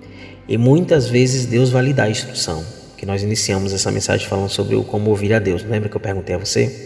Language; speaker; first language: Portuguese; native; Portuguese